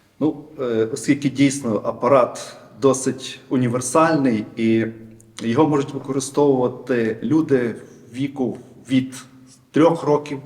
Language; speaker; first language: Ukrainian; native; Ukrainian